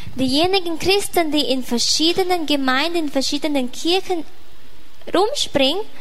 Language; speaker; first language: German; non-native, fluent; Thai